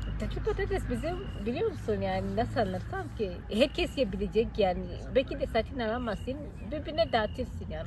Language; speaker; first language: Turkish; non-native, fluent; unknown